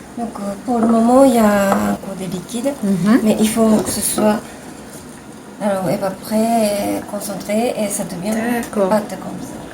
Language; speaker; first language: French; non-native, fluent; Japanese